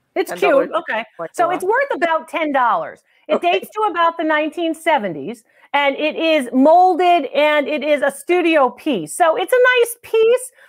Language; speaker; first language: English; native; English